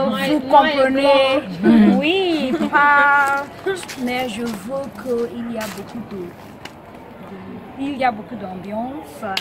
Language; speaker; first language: French; non-native, learner; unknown